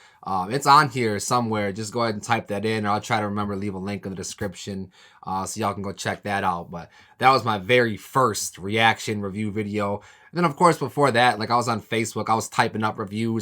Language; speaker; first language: English; native; English